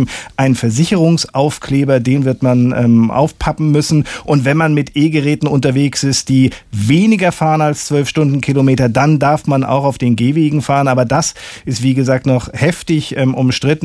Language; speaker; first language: German; native; German